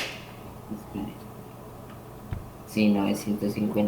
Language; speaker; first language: Spanish; native; Spanish